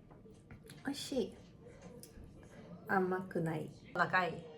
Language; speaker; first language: Japanese; non-native, learner; English